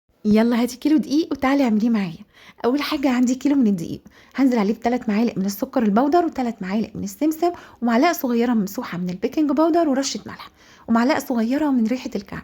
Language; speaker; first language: Arabic; native; Arabic